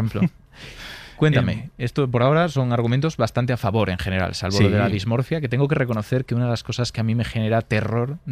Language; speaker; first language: Spanish; native; Spanish